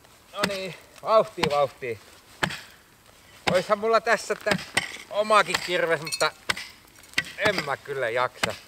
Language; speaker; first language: Finnish; native; Finnish